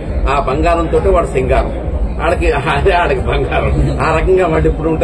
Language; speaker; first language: Telugu; native; Telugu